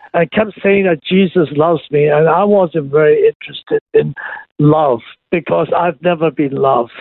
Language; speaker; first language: English; non-native, local second language; Cantonese